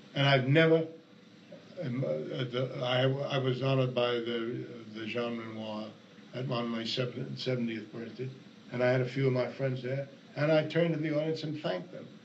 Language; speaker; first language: English; native; English